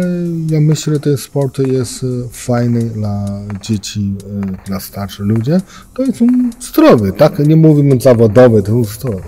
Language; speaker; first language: Polish; non-native, learner; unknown